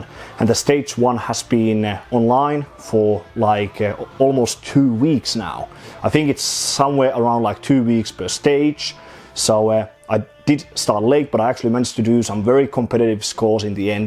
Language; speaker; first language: English; non-native, fluent; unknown